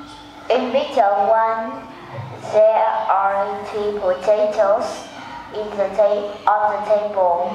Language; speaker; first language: English; non-native, learner; Vietnamese